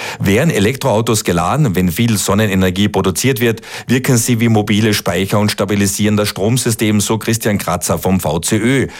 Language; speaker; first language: German; native; German